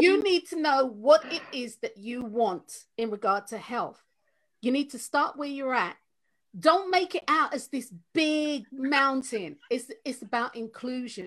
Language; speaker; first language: English; native; English